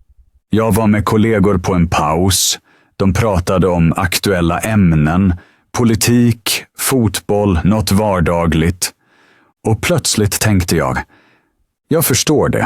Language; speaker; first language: Swedish; non-native, fluent; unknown